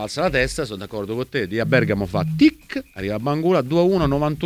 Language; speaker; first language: Italian; native; Italian